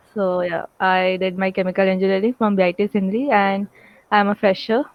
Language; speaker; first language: English; non-native, local second language; Hindi